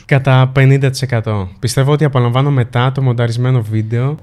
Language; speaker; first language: Greek; early bilingual, other home language; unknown